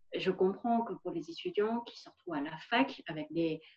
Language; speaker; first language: French; non-native, fluent; Vietnamese